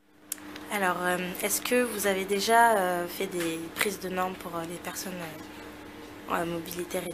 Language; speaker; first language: French; native; French